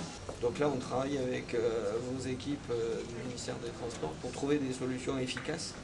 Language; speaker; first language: French; native; French